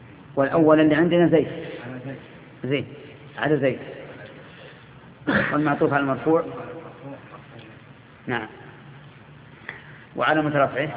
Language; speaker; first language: Arabic; native; Arabic